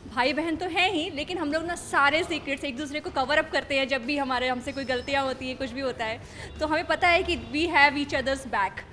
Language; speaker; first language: Hindi; native; Hindi